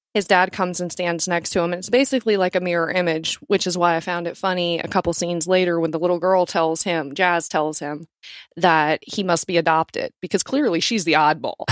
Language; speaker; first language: English; native; English